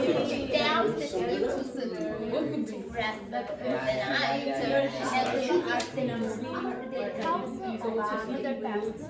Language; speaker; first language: English; non-native, learner; Italian